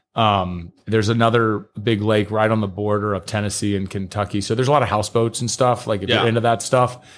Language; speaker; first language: English; native; English